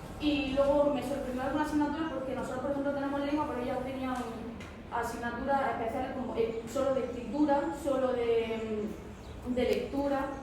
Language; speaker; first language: Spanish; native; Spanish